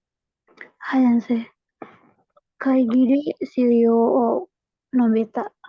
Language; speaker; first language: Japanese; non-native, learner; Indonesian